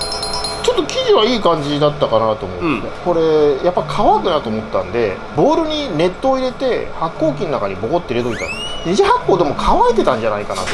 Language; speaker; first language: Japanese; native; Japanese